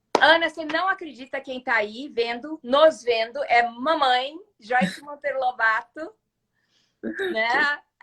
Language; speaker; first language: Portuguese; native; Portuguese